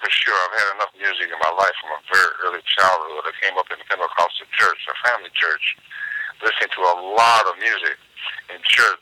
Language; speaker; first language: English; native; English